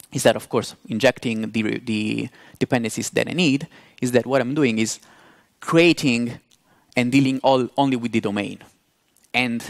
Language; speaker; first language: English; non-native, fluent; Italian